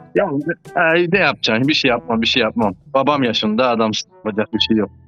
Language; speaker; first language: Turkish; early bilingual, heritage; Turkish